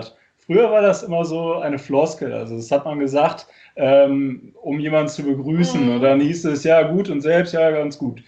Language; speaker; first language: German; native; German